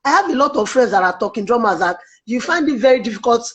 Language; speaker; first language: English; non-native, local second language; Yoruba